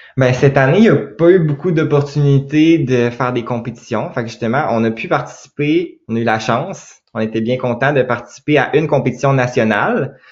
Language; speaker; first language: French; native; French